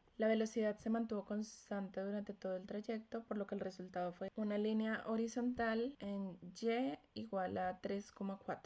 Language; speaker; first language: Spanish; native; Spanish